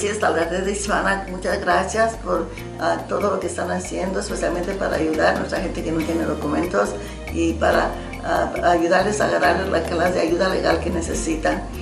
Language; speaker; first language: Spanish; early bilingual, other home language; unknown